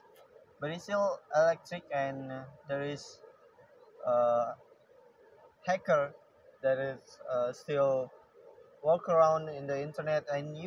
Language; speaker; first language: English; non-native, learner; Indonesian